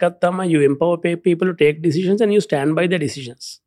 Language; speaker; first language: English; non-native, local second language; Sinhala